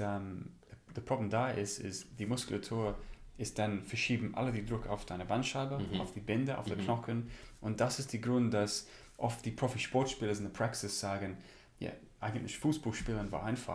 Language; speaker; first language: German; non-native, learner; English